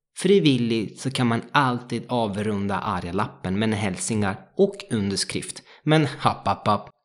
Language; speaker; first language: Swedish; non-native, fluent; Italian